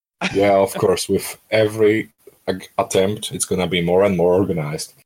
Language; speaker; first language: English; non-native, fluent; Polish